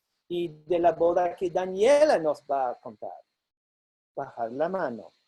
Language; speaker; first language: Spanish; non-native, fluent; English